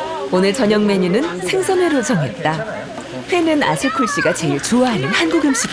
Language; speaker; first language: Korean; native; Korean